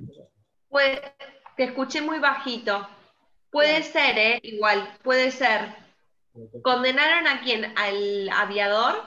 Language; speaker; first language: Spanish; native; Spanish